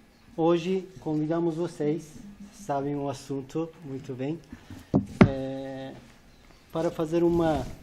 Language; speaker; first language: Portuguese; non-native, fluent; Turkish